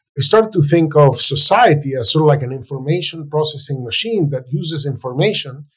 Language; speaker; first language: English; non-native, fluent; Spanish